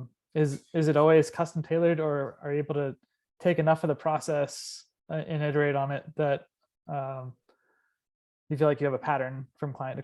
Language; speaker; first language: English; native; English